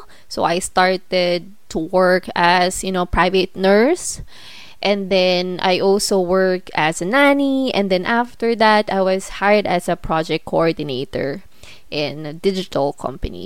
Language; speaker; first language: English; non-native, local second language; Filipino